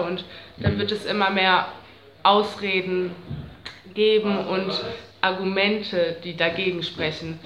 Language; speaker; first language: German; native; German